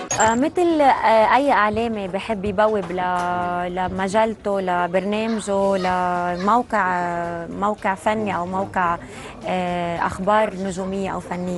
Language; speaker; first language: Arabic; native; Arabic